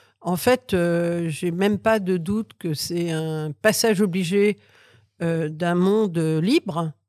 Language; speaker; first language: French; early bilingual, other home language; Catalan